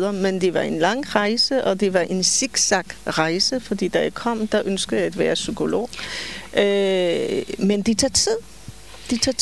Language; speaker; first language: Danish; non-native, fluent; Polish